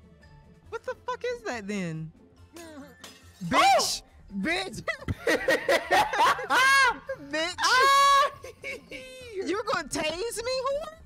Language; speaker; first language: English; native; English